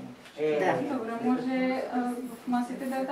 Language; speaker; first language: Bulgarian; non-native, fluent; Albanian